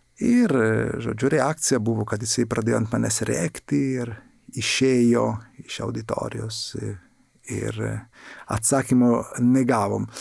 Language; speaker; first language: Lithuanian; non-native, fluent; Italian